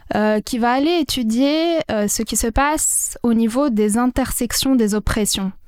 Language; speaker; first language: French; non-native, local second language; Arabic